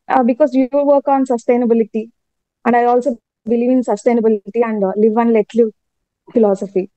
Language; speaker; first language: English; non-native, local second language; Telugu